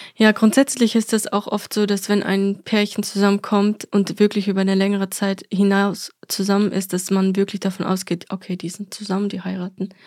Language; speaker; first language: German; early bilingual, other home language; Russian